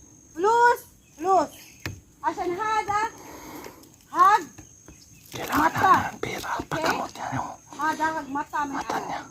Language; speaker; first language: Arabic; non-native, learner; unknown